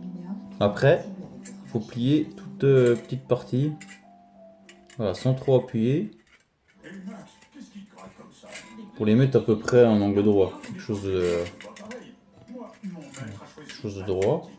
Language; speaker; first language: French; native; French